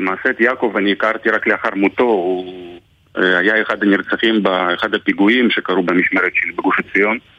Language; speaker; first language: Hebrew; non-native, fluent; Russian